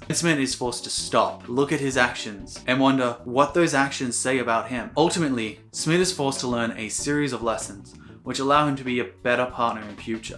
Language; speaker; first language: English; native; English